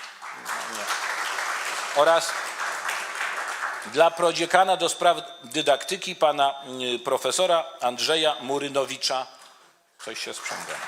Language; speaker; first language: Polish; native; Polish